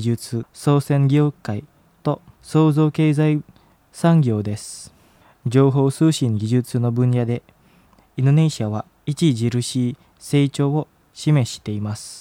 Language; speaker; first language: Japanese; non-native, fluent; Indonesian